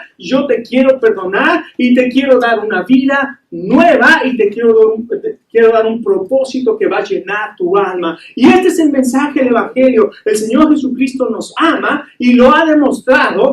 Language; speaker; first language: Spanish; native; Spanish